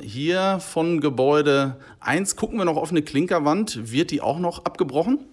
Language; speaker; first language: German; native; German